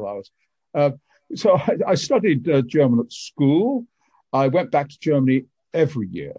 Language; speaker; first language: English; native; English